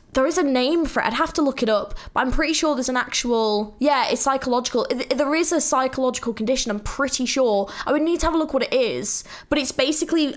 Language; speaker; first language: English; native; English